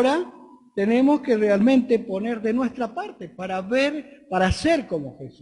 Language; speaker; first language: Spanish; native; Spanish